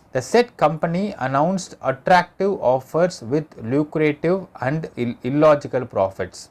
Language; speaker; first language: English; non-native, local second language; Tamil